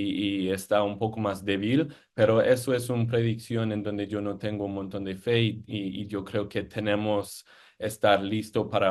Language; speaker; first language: Spanish; non-native, fluent; English